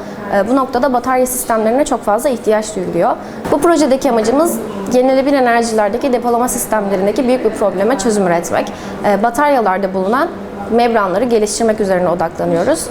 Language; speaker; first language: Turkish; native; Turkish